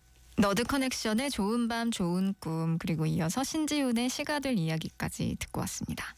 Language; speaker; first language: Korean; native; Korean